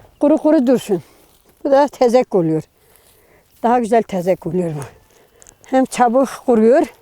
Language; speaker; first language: Turkish; native; Turkish